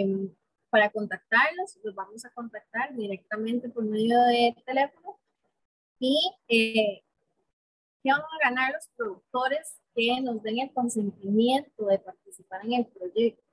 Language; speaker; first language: Spanish; native; Spanish